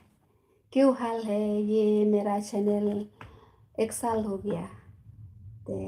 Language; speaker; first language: Hindi; non-native, local second language; Khasi